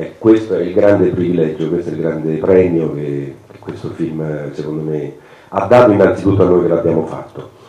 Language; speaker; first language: Italian; native; Italian